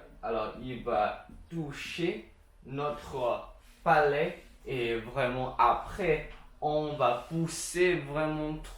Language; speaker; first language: French; non-native, learner; Chinese